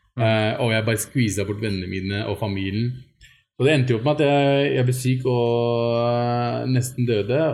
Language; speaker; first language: Norwegian; early bilingual, other home language; Urdu